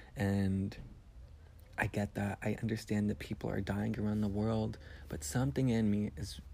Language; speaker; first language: English; early bilingual, other home language; Spanish